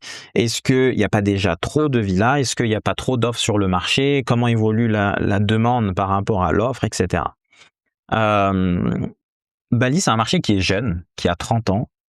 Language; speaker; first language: French; native; French